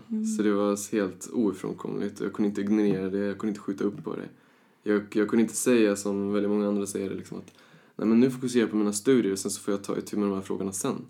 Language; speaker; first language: Swedish; early bilingual, other home language; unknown